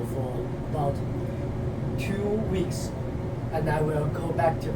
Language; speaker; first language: English; non-native, learner; Chinese